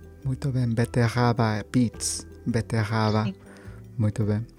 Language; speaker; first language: Portuguese; non-native, learner; Spanish